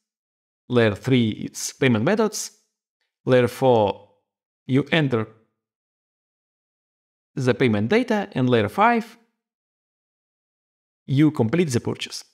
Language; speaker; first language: English; non-native, fluent; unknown